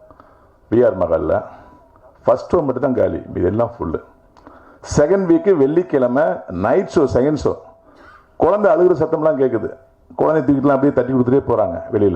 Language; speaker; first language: Tamil; native; Tamil